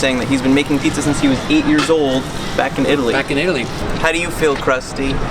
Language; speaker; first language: English; native; English